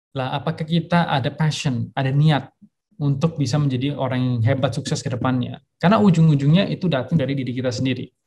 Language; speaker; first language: Indonesian; early bilingual, heritage; Indonesian